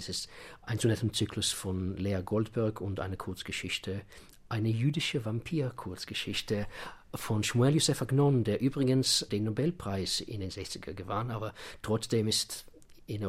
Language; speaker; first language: German; non-native, fluent; Russian